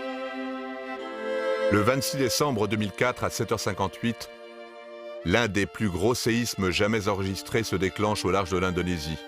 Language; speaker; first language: French; native; French